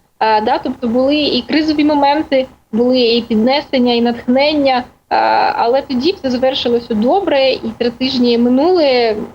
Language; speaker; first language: Ukrainian; non-native, local second language; Russian